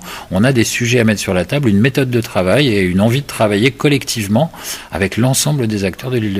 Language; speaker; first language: French; native; French